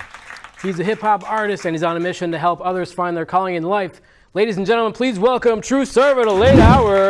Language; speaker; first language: English; native; English